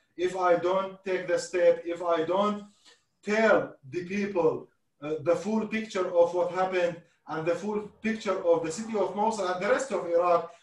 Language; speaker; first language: English; non-native, fluent; Arabic